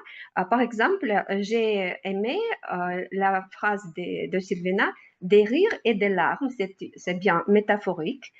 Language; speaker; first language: French; non-native, learner; Russian